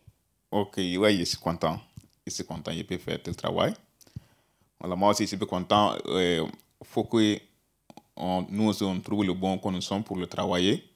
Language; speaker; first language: French; non-native, learner; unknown